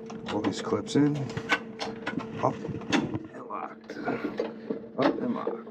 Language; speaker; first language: English; native; English